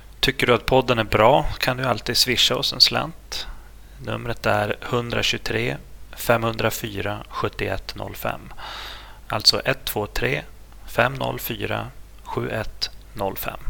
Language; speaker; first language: Swedish; native; Swedish